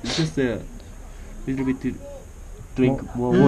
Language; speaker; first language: English; non-native, learner; Japanese